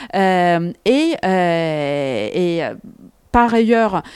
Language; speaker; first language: French; non-native, fluent; Greek